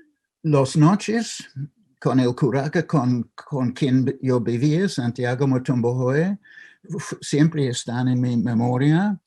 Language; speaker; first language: Spanish; non-native, fluent; English